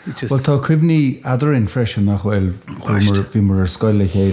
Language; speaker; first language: Irish; native; Irish